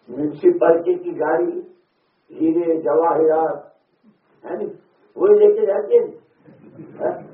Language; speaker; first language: Urdu; non-native, local second language; Gujarati